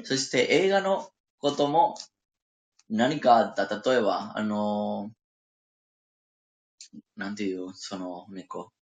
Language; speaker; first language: Japanese; non-native, learner; Spanish